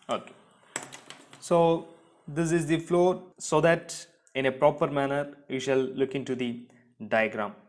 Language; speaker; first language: English; non-native, local second language; Tamil